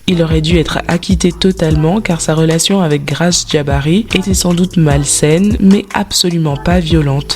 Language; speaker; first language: French; native; French